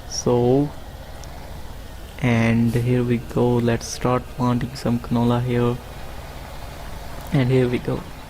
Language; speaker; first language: English; non-native, fluent; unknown